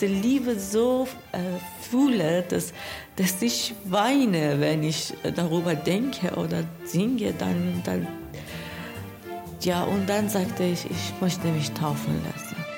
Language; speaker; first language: German; non-native, learner; Persian